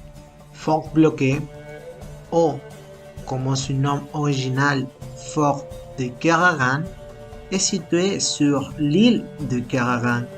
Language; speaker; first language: French; non-native, learner; Spanish